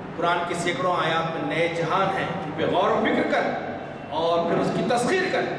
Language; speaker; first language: Urdu; native; Urdu